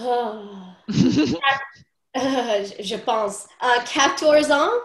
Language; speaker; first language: French; non-native, fluent; English